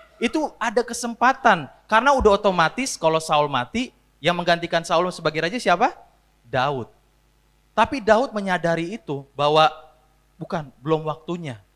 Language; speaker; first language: Indonesian; native; Indonesian